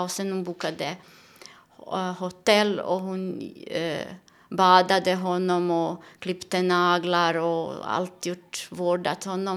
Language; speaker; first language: Swedish; non-native, learner; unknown